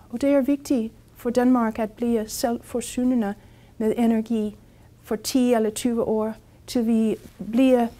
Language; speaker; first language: Danish; non-native, fluent; English